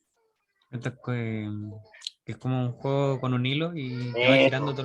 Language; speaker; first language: Spanish; native; Spanish